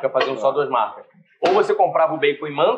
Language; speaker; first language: Portuguese; native; Portuguese